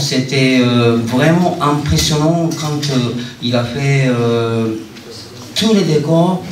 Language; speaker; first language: French; non-native, fluent; Japanese